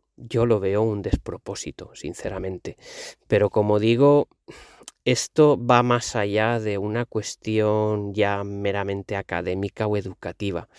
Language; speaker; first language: Spanish; non-native, local second language; Catalan